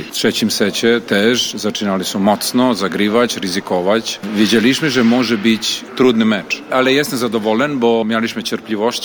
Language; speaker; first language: Polish; non-native, fluent; Serbian